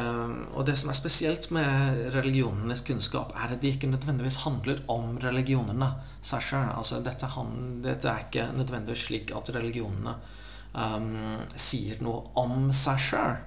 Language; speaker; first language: Norwegian; non-native, fluent; English